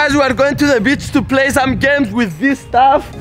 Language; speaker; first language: English; non-native, learner; Greek